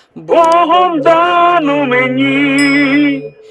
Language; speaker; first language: Russian; native; Russian